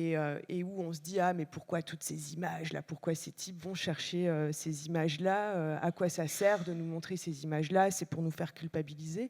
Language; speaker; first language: French; native; French